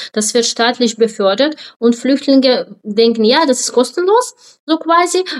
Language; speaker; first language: German; non-native, fluent; Ukrainian